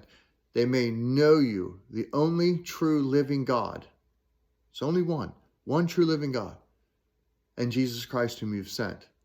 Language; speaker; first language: English; native; English